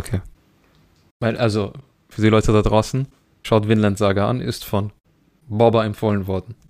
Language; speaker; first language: German; early bilingual, other home language; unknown